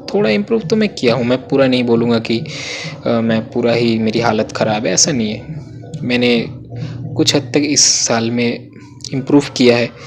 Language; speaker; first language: Hindi; non-native, local second language; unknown